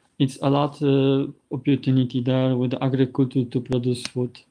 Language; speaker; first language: English; non-native, learner; Polish